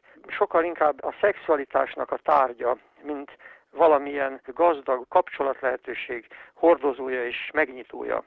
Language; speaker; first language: Hungarian; native; Hungarian